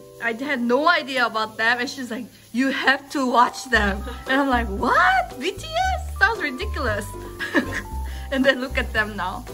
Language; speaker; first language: English; non-native, fluent; Korean